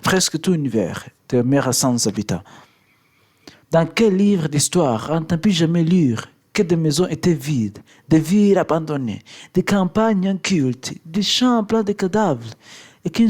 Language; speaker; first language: French; non-native, learner; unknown